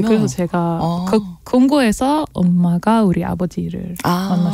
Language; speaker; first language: Korean; non-native, learner; French